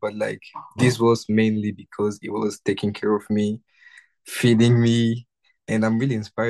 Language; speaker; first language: English; non-native, fluent; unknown